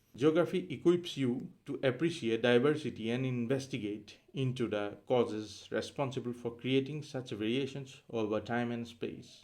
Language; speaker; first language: English; non-native, local second language; Assamese